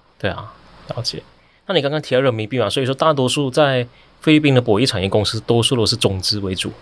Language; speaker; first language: Chinese; native; Chinese